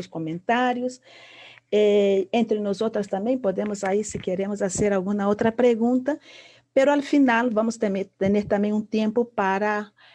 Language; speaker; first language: Spanish; non-native, fluent; Portuguese